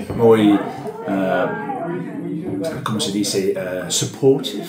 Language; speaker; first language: Spanish; non-native, learner; English